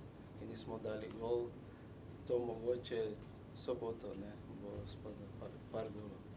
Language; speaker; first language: Slovenian; non-native, fluent; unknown